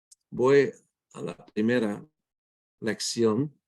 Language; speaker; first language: Spanish; non-native, fluent; English